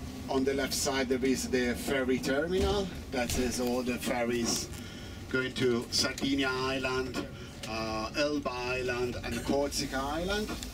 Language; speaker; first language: English; non-native, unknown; Italian